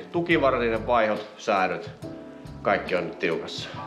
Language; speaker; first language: Finnish; native; Finnish